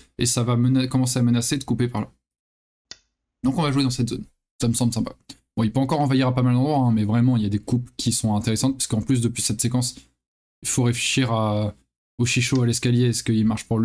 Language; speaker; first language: French; native; French